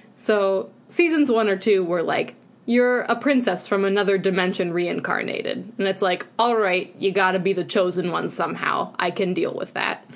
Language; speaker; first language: English; native; English